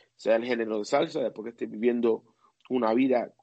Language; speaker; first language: Spanish; early bilingual, heritage; Spanish